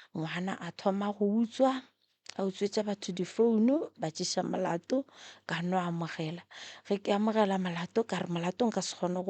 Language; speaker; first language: Northern Sotho; non-native, local second language; Tsonga